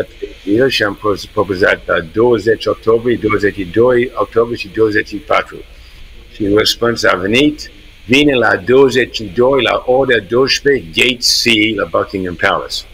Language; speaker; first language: Romanian; early bilingual, heritage; English